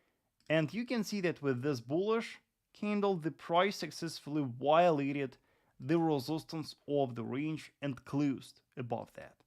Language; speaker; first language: English; non-native, fluent; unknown